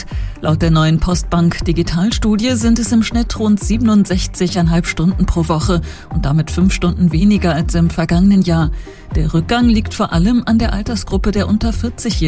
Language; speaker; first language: German; native; German